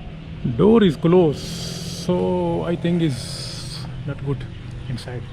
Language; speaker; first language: English; non-native, learner; Urdu